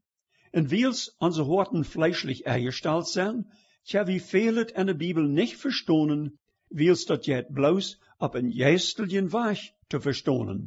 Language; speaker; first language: German; early bilingual, heritage; Plautdietsch